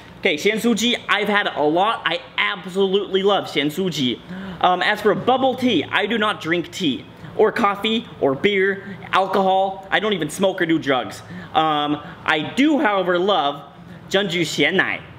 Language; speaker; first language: English; native; English